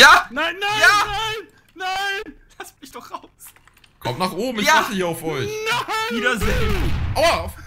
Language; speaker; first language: German; native; German